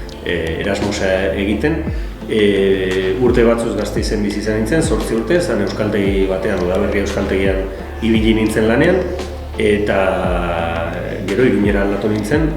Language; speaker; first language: Basque; native; Basque